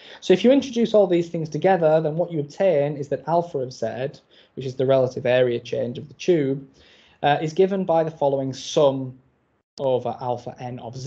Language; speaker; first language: English; native; English